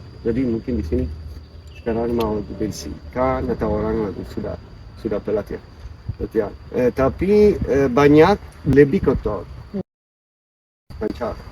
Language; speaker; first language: Indonesian; non-native, fluent; Italian